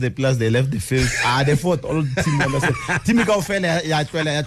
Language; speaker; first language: English; non-native, local second language; Tswana